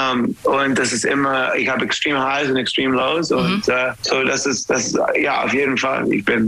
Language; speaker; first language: German; non-native, learner; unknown